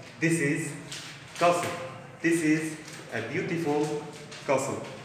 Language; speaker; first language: English; non-native, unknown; Arabic